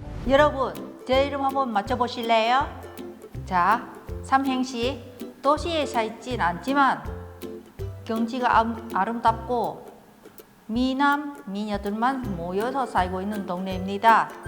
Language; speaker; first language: Korean; non-native, fluent; Vietnamese